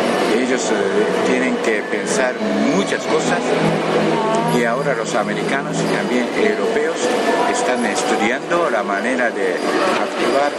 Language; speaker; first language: Spanish; non-native, fluent; Japanese